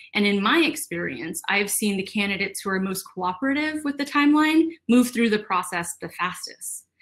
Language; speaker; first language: English; native; English